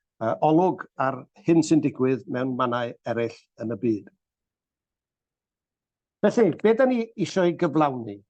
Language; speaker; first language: Welsh; native; Welsh